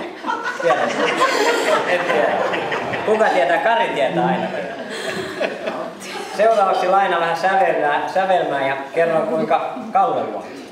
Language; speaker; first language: Finnish; native; Finnish